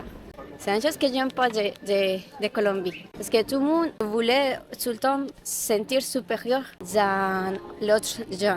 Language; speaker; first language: French; non-native, learner; Spanish